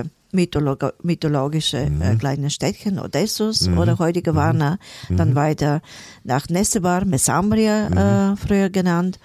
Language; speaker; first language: German; non-native, fluent; Bulgarian